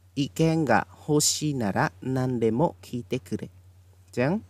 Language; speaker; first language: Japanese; non-native, fluent; Khmer